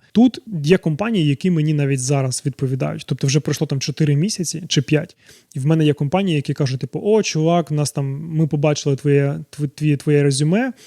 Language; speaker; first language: Ukrainian; non-native, local second language; Russian